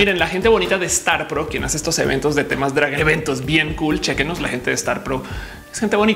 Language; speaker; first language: Spanish; native; Spanish